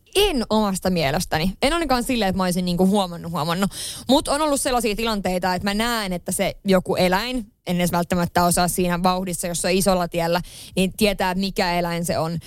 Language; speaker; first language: Finnish; early bilingual, heritage; Finnish